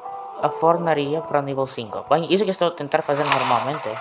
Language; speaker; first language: Portuguese; non-native, learner; Spanish